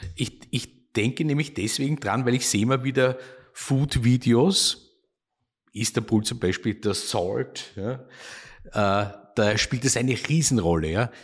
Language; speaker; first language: German; native; German